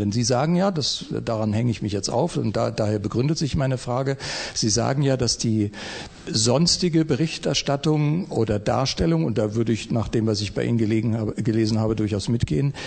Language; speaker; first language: German; native; German